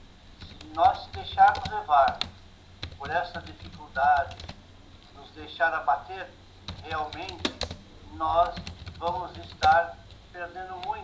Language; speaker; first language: Portuguese; native; Portuguese